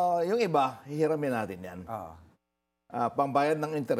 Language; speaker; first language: Filipino; non-native, local second language; Cebuano